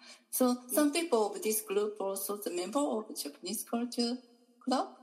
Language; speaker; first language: English; non-native, learner; Japanese